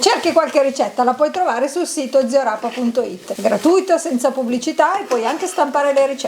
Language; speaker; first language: Italian; native; Italian